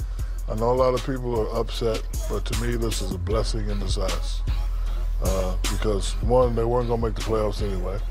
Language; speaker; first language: English; native; English